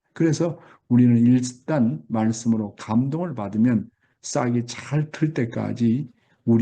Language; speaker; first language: Korean; native; Korean